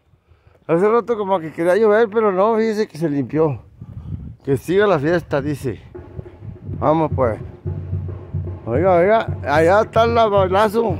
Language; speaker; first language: Spanish; native; Spanish